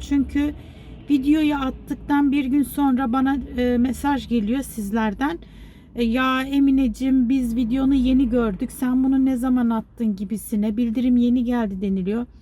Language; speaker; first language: Turkish; native; Turkish